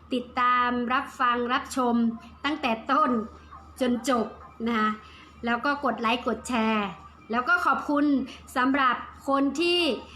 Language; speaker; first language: Thai; native; Thai